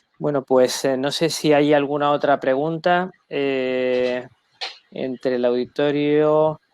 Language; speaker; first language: Spanish; native; Spanish